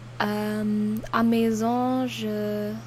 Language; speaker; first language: French; non-native, learner; English